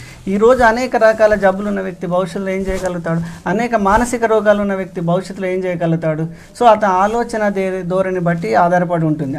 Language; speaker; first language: Telugu; native; Telugu